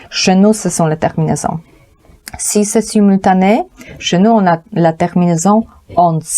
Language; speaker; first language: French; non-native, fluent; Polish